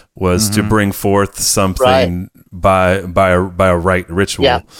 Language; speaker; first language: English; native; English